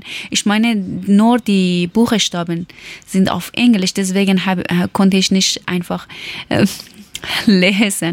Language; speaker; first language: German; non-native, learner; Persian